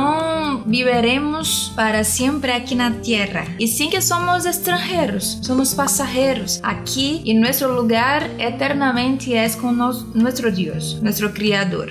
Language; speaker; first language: Spanish; non-native, learner; Portuguese